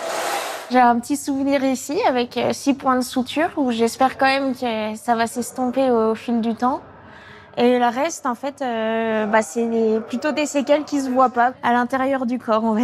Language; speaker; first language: French; native; French